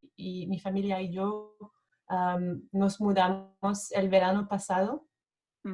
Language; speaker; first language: Spanish; non-native, fluent; French